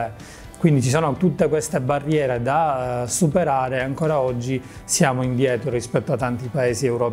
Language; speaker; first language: Italian; early bilingual, other home language; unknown